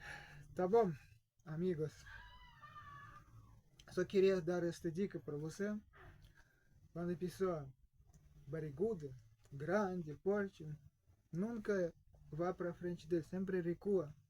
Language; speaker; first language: Portuguese; non-native, fluent; Russian